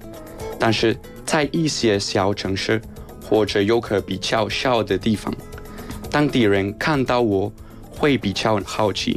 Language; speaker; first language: Chinese; non-native, learner; Spanish